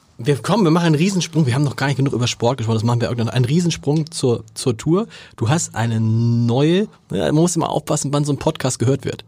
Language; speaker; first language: German; native; German